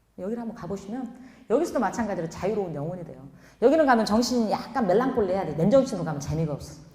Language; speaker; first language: Korean; native; Korean